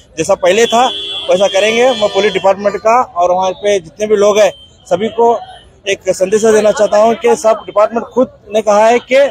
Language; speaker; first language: Hindi; non-native, local second language; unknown